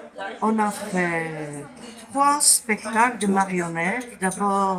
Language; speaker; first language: French; non-native, fluent; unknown